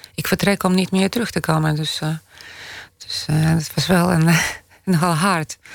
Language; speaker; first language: Dutch; non-native, fluent; Polish